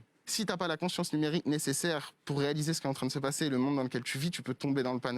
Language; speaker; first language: French; native; French